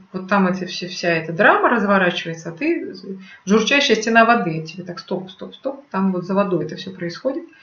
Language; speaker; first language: Russian; native; Russian